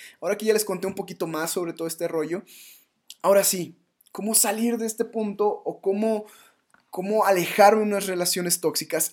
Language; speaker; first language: Spanish; native; Spanish